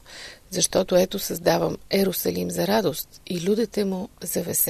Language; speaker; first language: Bulgarian; native; Bulgarian